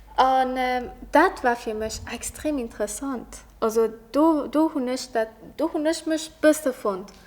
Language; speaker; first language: Luxembourgish; early bilingual, other home language; Persian